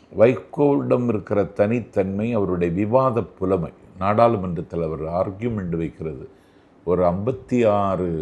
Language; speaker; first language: Tamil; native; Tamil